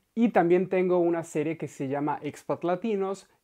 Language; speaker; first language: Spanish; native; Spanish